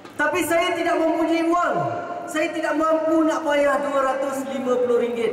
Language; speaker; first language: Malay; non-native, local second language; Tamil